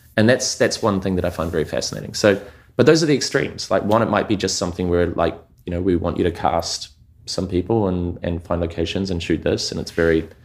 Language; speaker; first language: English; native; English